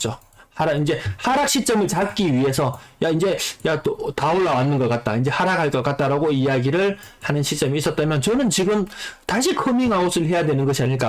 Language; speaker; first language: Korean; native; Korean